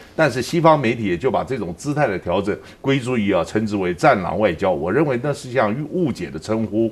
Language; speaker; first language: Chinese; native; Chinese